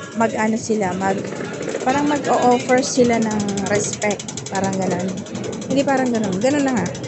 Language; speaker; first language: Filipino; non-native, local second language; Iloko